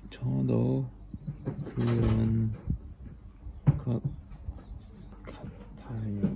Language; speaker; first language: Korean; non-native, learner; English